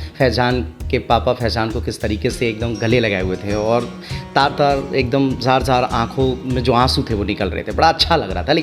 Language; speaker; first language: Hindi; native; Hindi